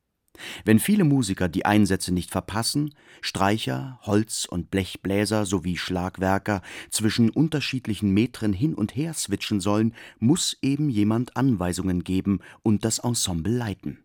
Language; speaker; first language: German; native; German